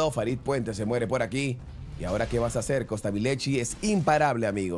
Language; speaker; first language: Spanish; native; Spanish